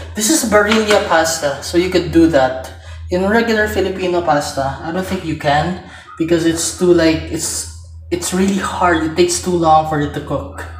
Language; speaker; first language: English; non-native, local second language; Filipino